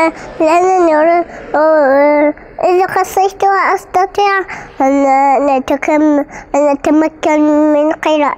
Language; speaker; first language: Arabic; early bilingual, heritage; Arabic